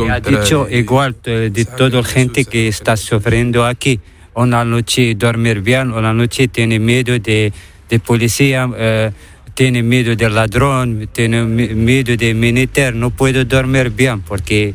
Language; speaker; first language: Spanish; non-native, learner; Arabic